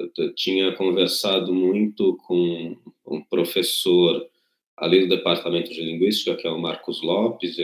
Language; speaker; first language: Portuguese; native; Portuguese